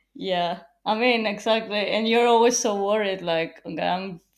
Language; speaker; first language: English; non-native, fluent; Spanish